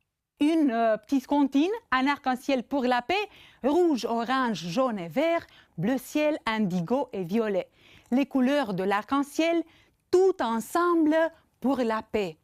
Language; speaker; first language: French; non-native, fluent; Romanian